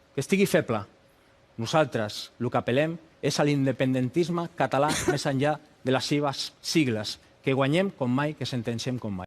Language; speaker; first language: Catalan; non-native, local second language; Spanish